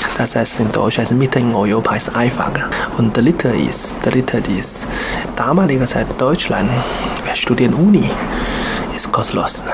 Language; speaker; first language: German; non-native, learner; Chinese